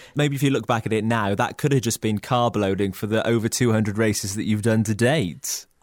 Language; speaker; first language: English; native; English